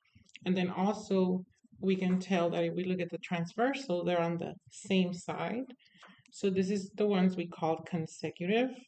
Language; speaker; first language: English; native; English